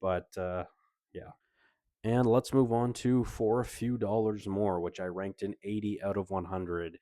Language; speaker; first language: English; native; English